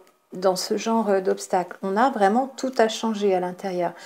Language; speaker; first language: French; native; French